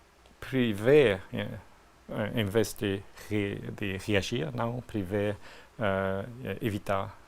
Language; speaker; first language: Portuguese; non-native, fluent; French